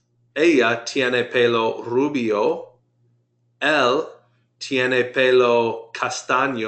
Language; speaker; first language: Spanish; non-native, fluent; English